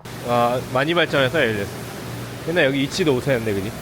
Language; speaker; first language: Korean; native; Korean